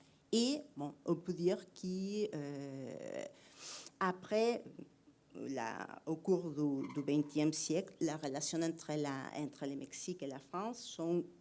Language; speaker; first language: French; non-native, fluent; Spanish